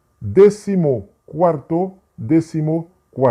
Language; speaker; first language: Spanish; non-native, fluent; Haitian Creole